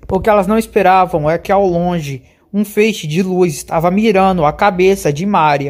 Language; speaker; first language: Portuguese; native; Portuguese